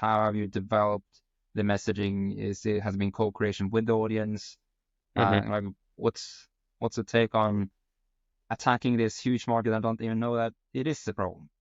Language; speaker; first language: English; non-native, fluent; Norwegian